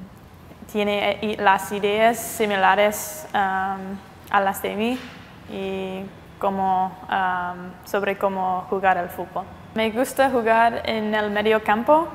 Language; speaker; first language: Spanish; non-native, fluent; English